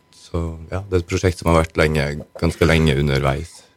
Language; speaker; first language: Norwegian; native; Norwegian